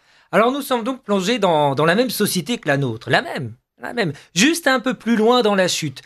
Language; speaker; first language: French; native; French